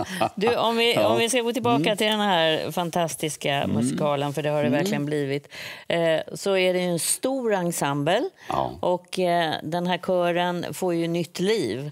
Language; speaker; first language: Swedish; native; Swedish